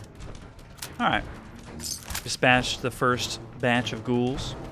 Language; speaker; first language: English; native; English